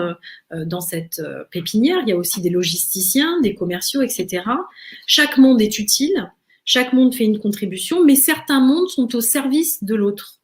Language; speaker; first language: French; native; French